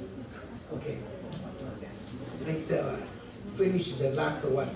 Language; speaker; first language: English; non-native, learner; Chinese